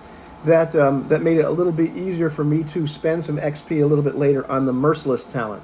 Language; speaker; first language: English; native; English